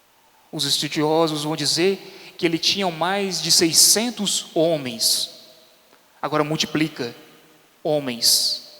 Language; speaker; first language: Portuguese; native; Portuguese